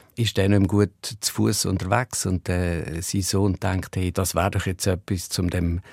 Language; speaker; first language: German; native; German